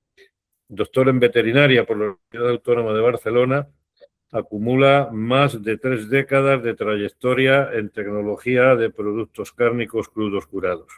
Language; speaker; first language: Spanish; native; Spanish